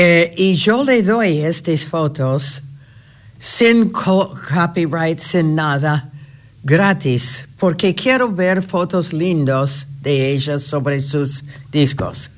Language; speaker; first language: Spanish; non-native, fluent; English